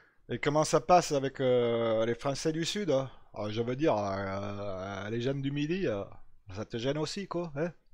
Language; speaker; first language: French; early bilingual, other home language; German